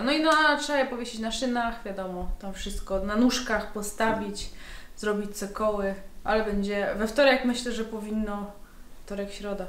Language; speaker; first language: Polish; native; Polish